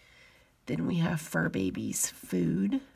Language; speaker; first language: English; native; English